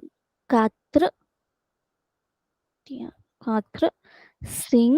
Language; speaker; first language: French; non-native, learner; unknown